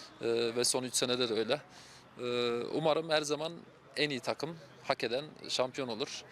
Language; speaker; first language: Turkish; early bilingual, heritage; Turkish